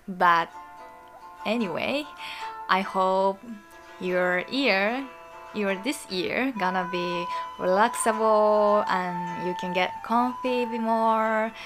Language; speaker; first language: English; non-native, learner; Japanese